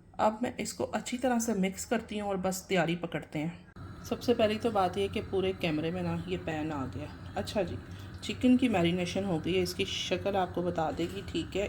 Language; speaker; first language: Urdu; non-native, local second language; Punjabi